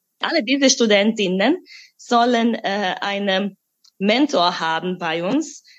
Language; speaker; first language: German; non-native, fluent; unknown